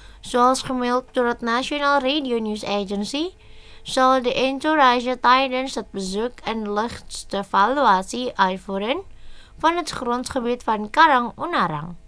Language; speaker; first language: Dutch; non-native, learner; Indonesian